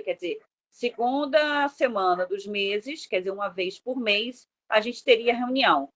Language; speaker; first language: Portuguese; native; Portuguese